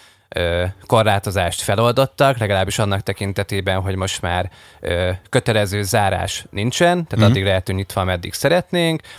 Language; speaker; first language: Hungarian; native; Hungarian